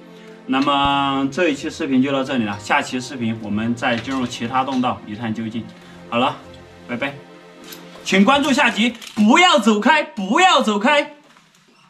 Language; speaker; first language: Chinese; native; Chinese